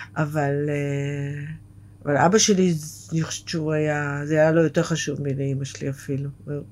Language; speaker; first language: Hebrew; native; Hebrew